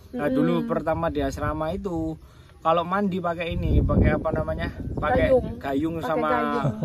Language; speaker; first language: Indonesian; native; Indonesian